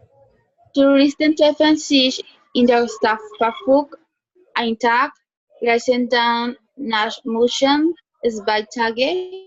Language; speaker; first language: German; non-native, learner; Spanish